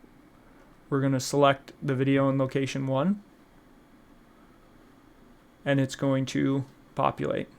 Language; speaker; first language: English; native; English